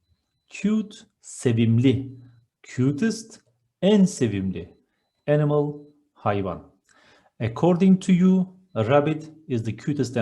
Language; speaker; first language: English; non-native, fluent; Turkish